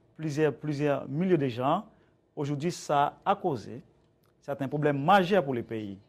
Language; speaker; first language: French; native; French